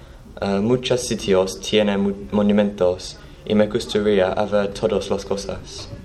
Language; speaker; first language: Spanish; non-native, learner; English